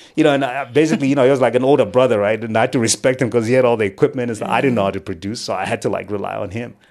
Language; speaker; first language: English; non-native, local second language; Shona